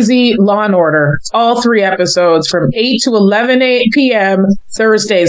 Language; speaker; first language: English; native; English